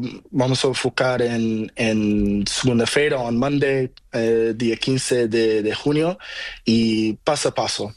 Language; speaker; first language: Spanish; non-native, learner; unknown